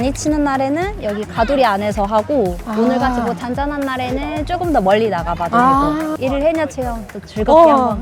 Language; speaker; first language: Korean; native; Korean